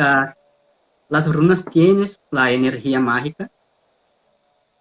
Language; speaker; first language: Spanish; non-native, learner; Portuguese